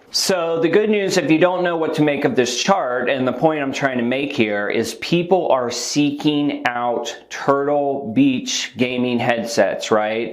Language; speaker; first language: English; native; English